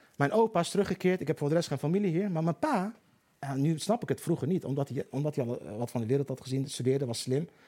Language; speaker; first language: Dutch; early bilingual, other home language; Turkish